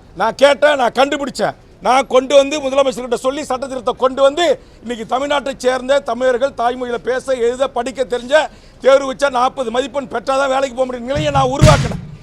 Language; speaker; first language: Tamil; native; Tamil